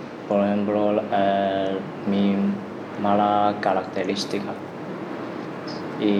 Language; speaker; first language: Spanish; non-native, learner; Chinese